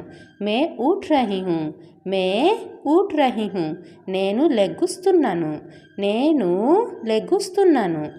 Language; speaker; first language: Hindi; non-native, local second language; Odia